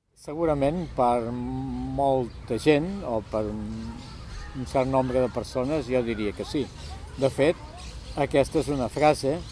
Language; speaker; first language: Catalan; native; Catalan